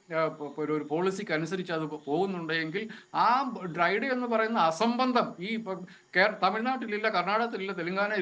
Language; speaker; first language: Malayalam; native; Malayalam